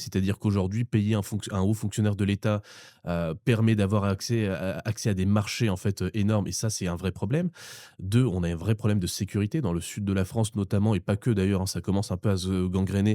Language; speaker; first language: French; native; French